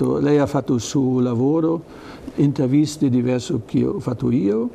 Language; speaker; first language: Italian; non-native, learner; German